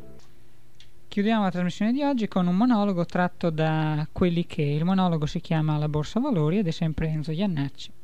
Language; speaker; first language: Italian; native; Italian